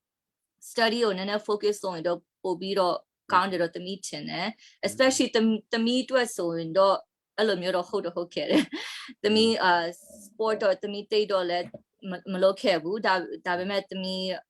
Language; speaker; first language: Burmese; non-native, local second language; Hakha Chin